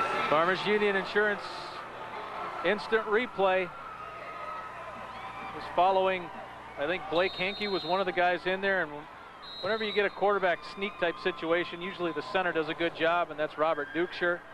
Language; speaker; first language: English; native; English